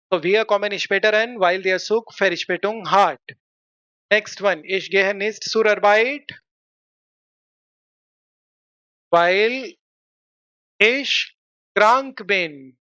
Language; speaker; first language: German; non-native, fluent; Hindi